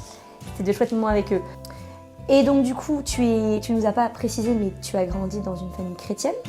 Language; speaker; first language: French; native; French